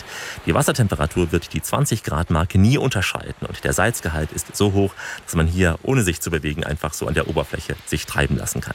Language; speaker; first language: German; native; German